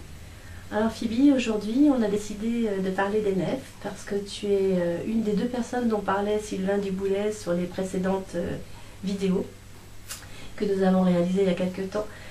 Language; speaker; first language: French; native; French